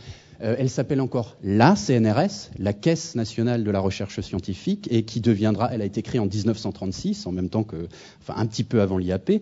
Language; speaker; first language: French; native; French